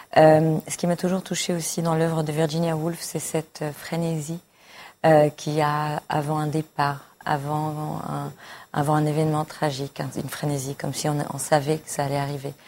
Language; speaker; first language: French; early bilingual, other home language; Hebrew